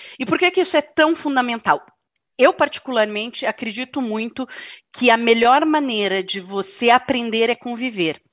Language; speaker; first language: Portuguese; native; Portuguese